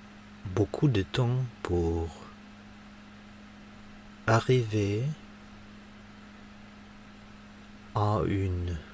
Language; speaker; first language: French; non-native, learner; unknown